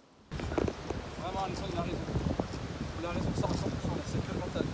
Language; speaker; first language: French; native; French